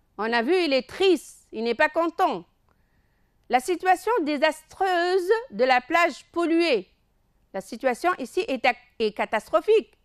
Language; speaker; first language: French; non-native, local second language; Arabic